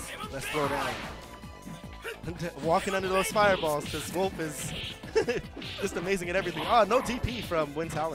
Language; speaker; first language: English; native; English